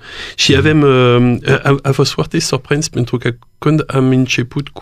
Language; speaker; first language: Romanian; non-native, learner; French